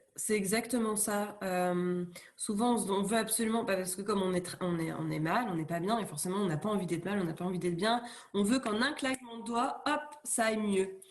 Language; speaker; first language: French; native; French